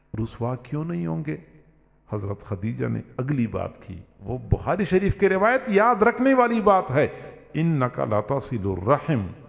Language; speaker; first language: Urdu; non-native, local second language; Punjabi